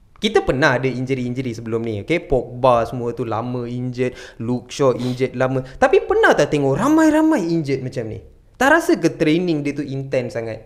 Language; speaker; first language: Malay; non-native, local second language; Tamil